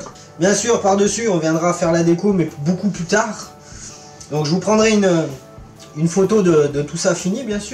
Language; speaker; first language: French; native; French